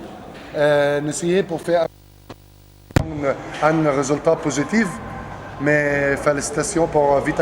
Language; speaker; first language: French; non-native, learner; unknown